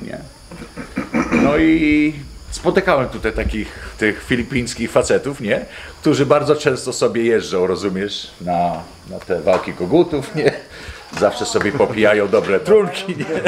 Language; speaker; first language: Polish; early bilingual, heritage; Polish